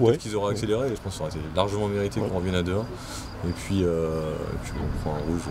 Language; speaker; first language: French; native; French